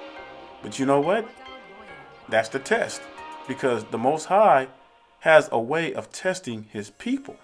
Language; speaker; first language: English; native; English